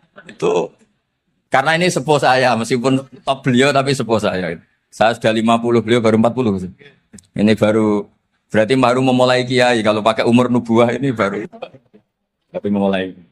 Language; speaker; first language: Indonesian; non-native, local second language; Javanese